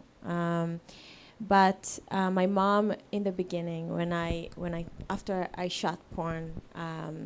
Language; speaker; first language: English; non-native, fluent; Hebrew